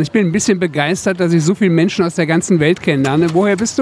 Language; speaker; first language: German; native; German